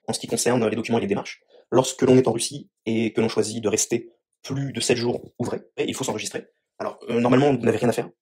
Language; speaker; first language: French; native; French